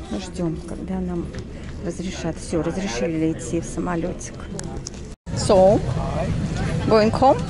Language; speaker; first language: Russian; native; Russian